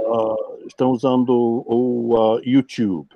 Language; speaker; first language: Portuguese; non-native, fluent; English